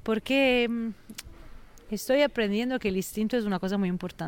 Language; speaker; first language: Spanish; non-native, fluent; Italian